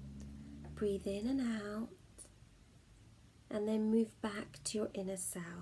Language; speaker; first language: English; native; English